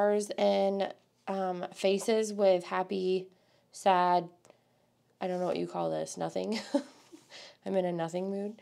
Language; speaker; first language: English; native; English